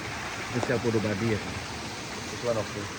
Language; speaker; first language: English; non-native, learner; Balinese